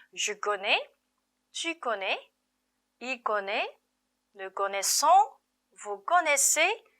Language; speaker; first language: French; non-native, fluent; Korean